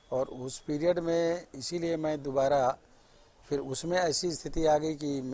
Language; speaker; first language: Hindi; native; Hindi